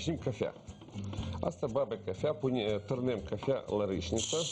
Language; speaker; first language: Romanian; non-native, learner; Russian